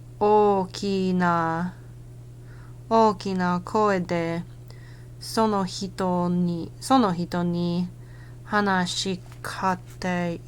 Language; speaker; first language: Japanese; non-native, learner; English